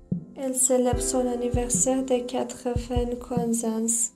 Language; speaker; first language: French; non-native, learner; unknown